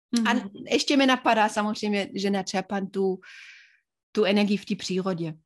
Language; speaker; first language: Czech; non-native, fluent; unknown